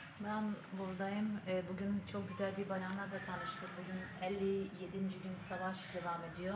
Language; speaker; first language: Turkish; non-native, learner; Ukrainian